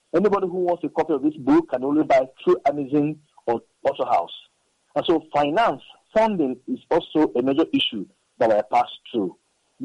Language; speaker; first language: English; non-native, local second language; Igbo